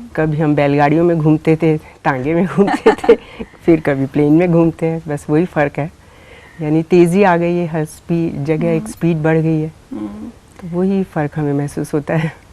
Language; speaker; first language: Hindi; native; Hindi